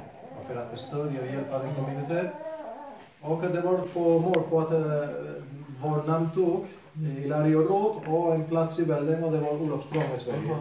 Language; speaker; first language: Swedish; non-native, fluent; Spanish